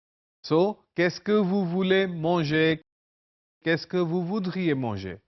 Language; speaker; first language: French; non-native, fluent; Urdu